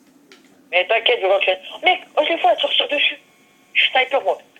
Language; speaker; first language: French; native; French